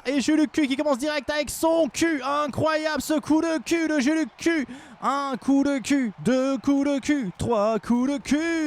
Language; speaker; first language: French; native; French